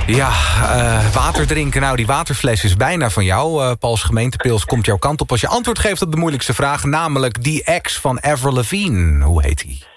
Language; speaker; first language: Dutch; native; Dutch